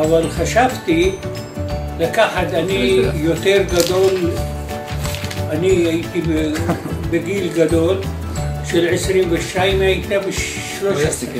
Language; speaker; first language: Hebrew; non-native, fluent; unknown